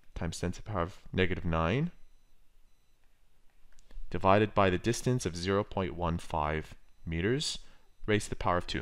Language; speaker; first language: English; native; English